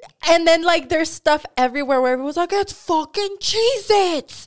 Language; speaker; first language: English; early bilingual, other home language; Spanish